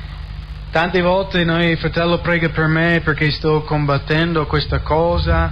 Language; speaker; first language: Italian; non-native, fluent; English